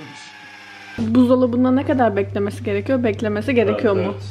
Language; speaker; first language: Turkish; native; Turkish